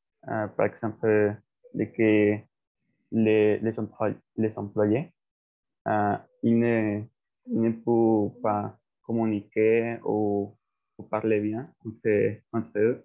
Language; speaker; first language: French; non-native, learner; Spanish